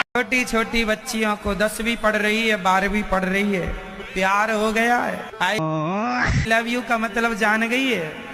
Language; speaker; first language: Hindi; native; Hindi